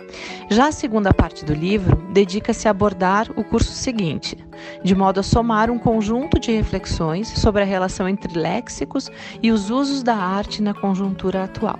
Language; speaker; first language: Portuguese; native; Portuguese